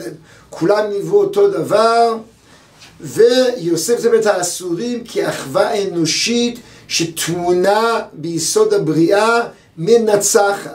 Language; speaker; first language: Hebrew; native; Hebrew